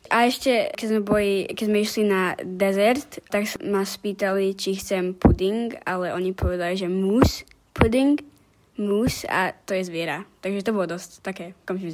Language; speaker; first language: Slovak; early bilingual, heritage; Slovak